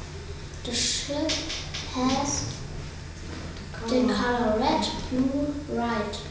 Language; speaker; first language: English; non-native, learner; German